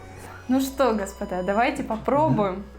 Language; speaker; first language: Russian; native; Russian